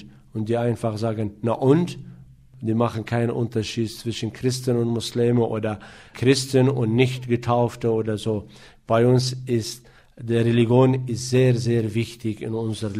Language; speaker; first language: German; non-native, fluent; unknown